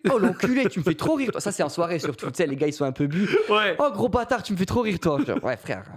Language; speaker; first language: French; native; French